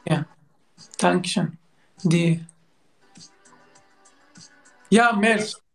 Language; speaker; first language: German; non-native, learner; Turkish